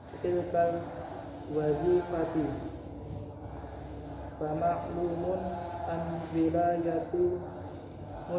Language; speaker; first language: Arabic; non-native, learner; Indonesian